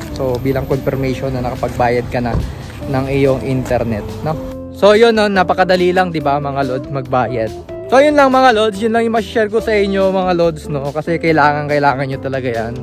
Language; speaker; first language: Filipino; native; Filipino